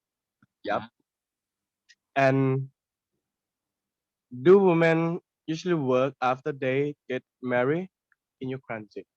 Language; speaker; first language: English; non-native, learner; Thai